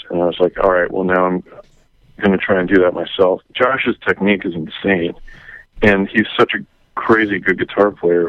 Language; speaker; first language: English; native; English